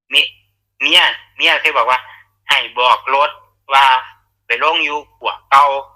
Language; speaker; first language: Thai; native; Thai